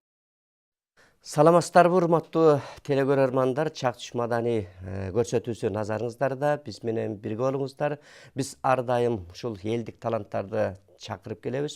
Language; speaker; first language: Kyrgyz; native; Kyrgyz